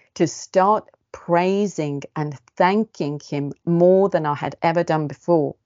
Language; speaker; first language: English; early bilingual, other home language; Estonian